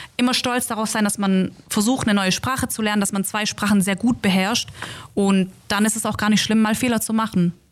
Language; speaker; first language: German; native; German